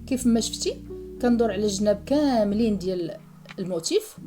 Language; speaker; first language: Arabic; native; Arabic